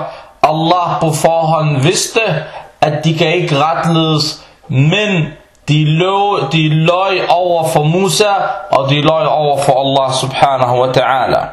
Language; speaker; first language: Danish; non-native, fluent; Arabic